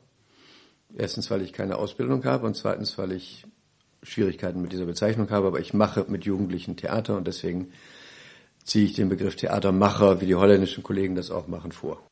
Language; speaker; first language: German; native; German